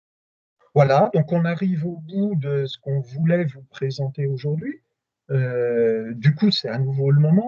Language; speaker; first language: French; native; French